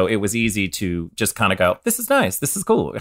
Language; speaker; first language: English; native; English